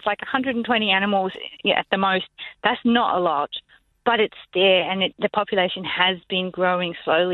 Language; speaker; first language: English; native; English